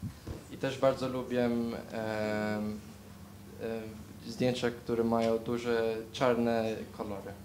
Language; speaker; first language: Polish; early bilingual, heritage; Polish